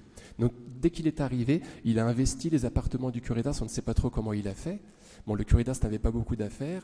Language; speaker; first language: French; native; French